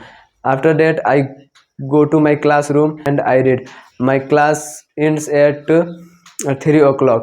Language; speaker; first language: English; non-native, learner; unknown